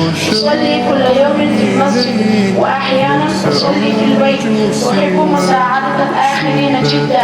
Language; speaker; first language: Arabic; non-native, learner; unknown